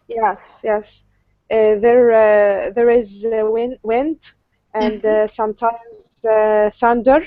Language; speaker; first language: English; non-native, learner; Arabic